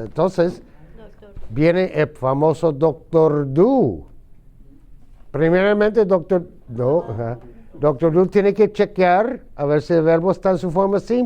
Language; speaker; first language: Spanish; non-native, fluent; English